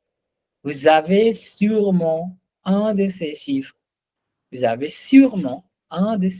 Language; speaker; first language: French; non-native, fluent; Hindi